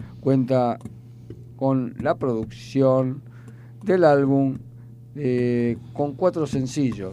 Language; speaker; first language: Spanish; native; Spanish